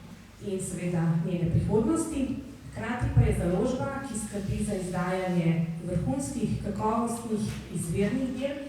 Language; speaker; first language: Slovenian; native; Slovenian